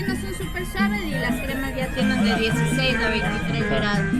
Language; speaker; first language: Spanish; native; Spanish